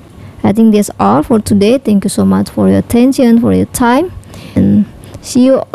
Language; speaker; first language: English; non-native, learner; Indonesian